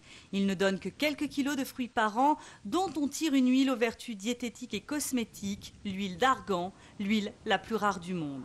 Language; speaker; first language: French; native; French